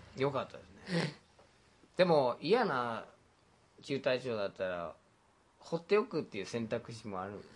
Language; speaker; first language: Japanese; non-native, fluent; English